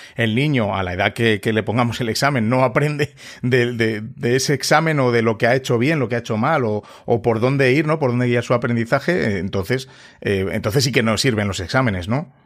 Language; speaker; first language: Spanish; native; Spanish